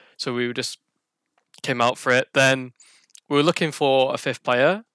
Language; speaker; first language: English; native; English